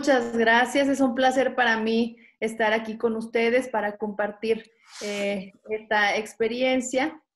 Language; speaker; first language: Spanish; native; Spanish